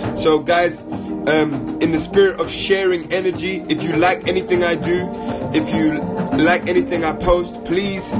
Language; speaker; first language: English; native; English